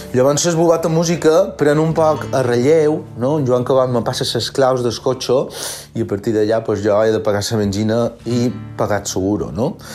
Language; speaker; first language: Catalan; native; Catalan